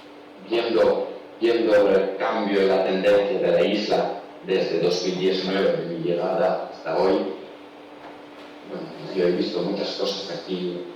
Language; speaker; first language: Spanish; non-native, learner; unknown